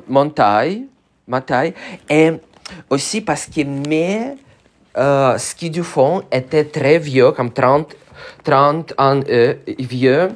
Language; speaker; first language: French; non-native, learner; Russian